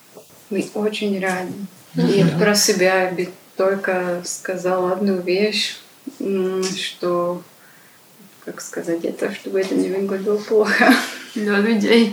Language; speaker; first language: Russian; non-native, learner; Slovak